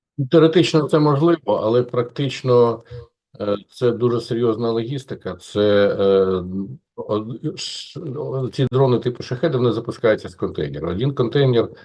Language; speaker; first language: Ukrainian; native; Ukrainian